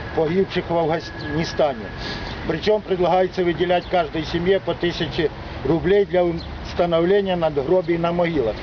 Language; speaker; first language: Russian; non-native, local second language; Ukrainian